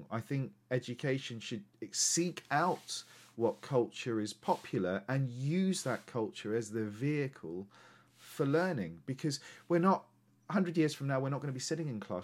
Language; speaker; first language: English; native; English